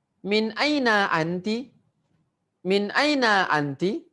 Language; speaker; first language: Arabic; non-native, fluent; Indonesian